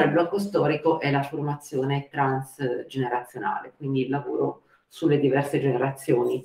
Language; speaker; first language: Italian; native; Italian